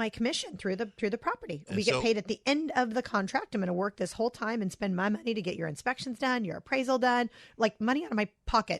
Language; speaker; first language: English; native; English